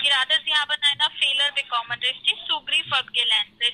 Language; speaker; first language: German; non-native, learner; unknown